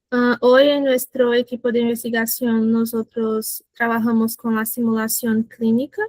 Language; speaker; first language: Spanish; non-native, fluent; Portuguese